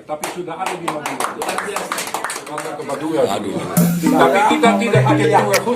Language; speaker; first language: Indonesian; non-native, fluent; Dutch